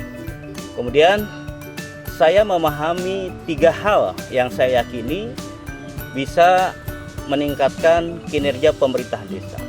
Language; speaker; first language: Indonesian; non-native, local second language; Sundanese